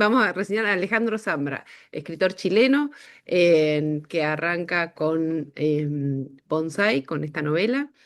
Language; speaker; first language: Spanish; native; Spanish